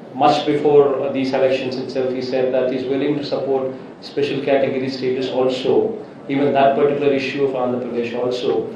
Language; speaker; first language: English; non-native, local second language; Telugu